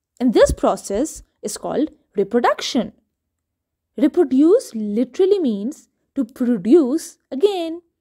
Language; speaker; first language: English; non-native, local second language; Urdu